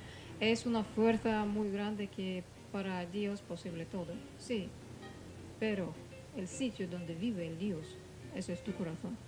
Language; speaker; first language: Spanish; non-native, fluent; Russian